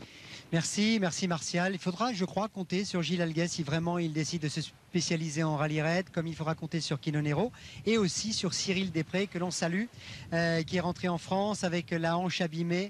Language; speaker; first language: French; native; French